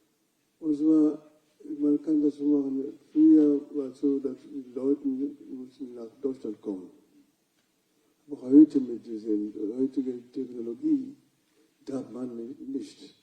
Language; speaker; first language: German; non-native, fluent; Luo (Kenya and Tanzania)